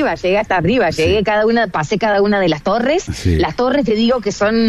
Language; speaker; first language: Spanish; native; Spanish